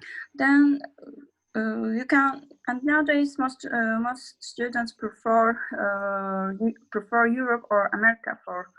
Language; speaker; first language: English; non-native, learner; Azerbaijani